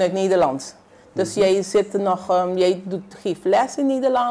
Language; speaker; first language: Dutch; non-native, local second language; Papiamento